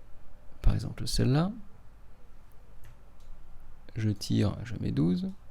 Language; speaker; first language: French; native; French